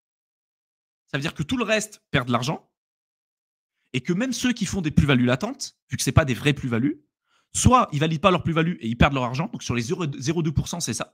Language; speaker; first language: French; native; French